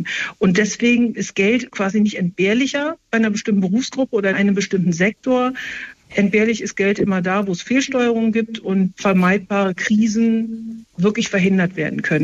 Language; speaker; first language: German; native; German